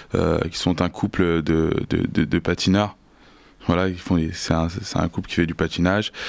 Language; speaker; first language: French; native; French